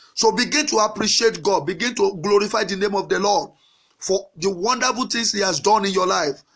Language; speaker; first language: English; non-native, local second language; Yoruba